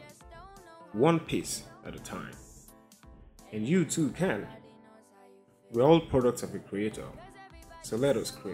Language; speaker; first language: English; non-native, local second language; Igbo